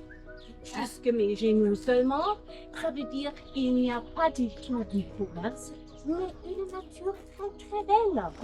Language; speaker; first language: French; non-native, fluent; German